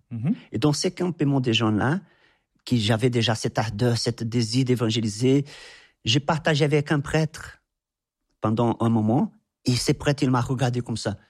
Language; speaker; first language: French; non-native, fluent; Portuguese